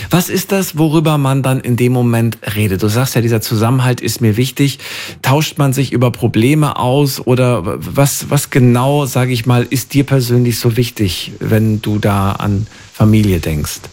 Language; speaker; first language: German; native; German